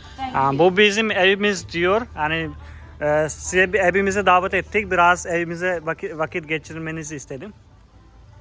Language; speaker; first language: Turkish; non-native, fluent; Hindi